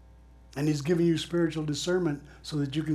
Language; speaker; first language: English; native; English